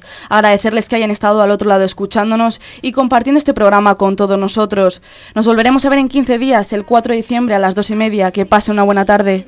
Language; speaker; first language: Spanish; native; Spanish